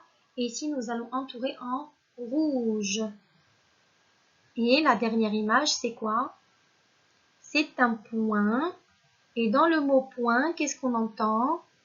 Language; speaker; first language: French; non-native, local second language; Arabic